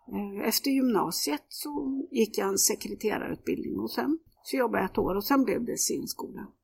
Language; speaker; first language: Swedish; native; Swedish